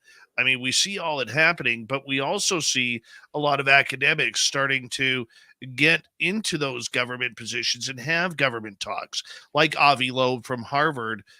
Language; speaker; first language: English; native; English